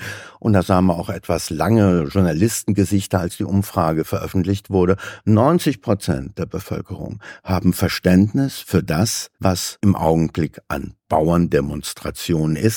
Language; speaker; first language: German; native; German